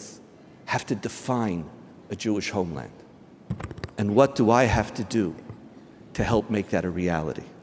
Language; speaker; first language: English; native; English